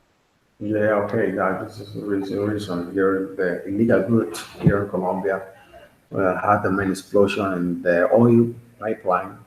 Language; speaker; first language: English; non-native, learner; Spanish